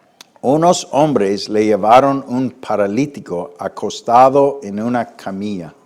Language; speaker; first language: Spanish; non-native, fluent; English